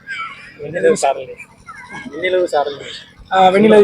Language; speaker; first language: Tamil; native; Tamil